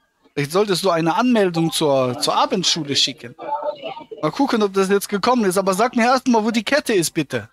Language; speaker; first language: German; native; German